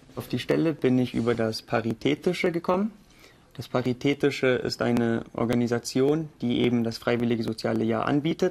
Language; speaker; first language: German; native; German